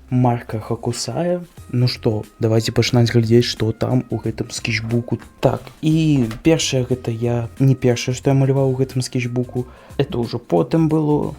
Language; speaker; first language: Belarusian; native; Belarusian